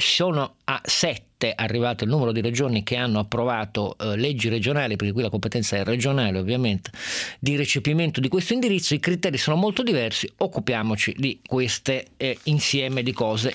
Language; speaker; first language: Italian; native; Italian